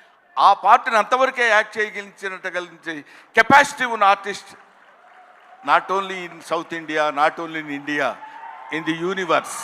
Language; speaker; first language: Telugu; native; Telugu